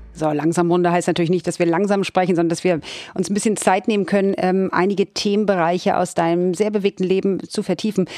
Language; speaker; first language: German; native; German